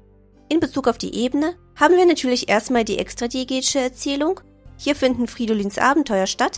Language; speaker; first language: German; native; German